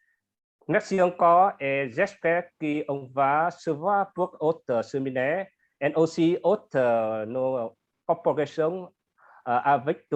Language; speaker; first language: French; non-native, fluent; Vietnamese